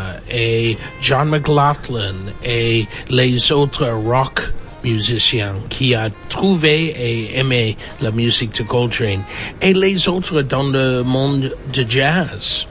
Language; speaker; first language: French; non-native, fluent; English